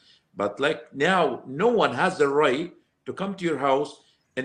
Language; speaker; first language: English; non-native, fluent; Arabic